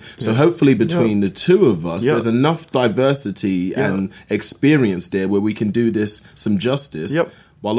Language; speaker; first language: English; native; English